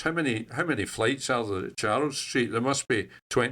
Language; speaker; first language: English; native; English